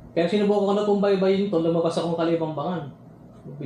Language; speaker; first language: Filipino; native; Filipino